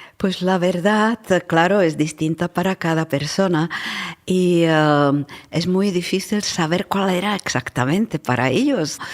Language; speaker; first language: Spanish; non-native, fluent; Czech